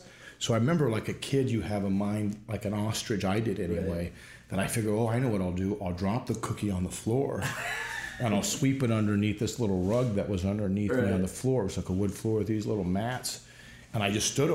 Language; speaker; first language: English; native; English